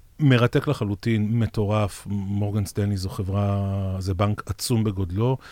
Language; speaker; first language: Hebrew; native; Hebrew